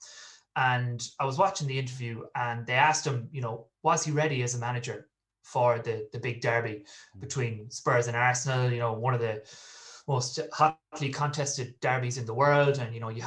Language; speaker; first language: English; native; English